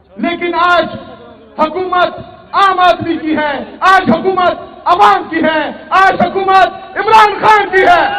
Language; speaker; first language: Urdu; non-native, local second language; Pashto